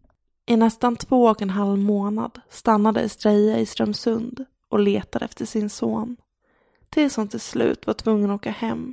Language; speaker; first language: Swedish; native; Swedish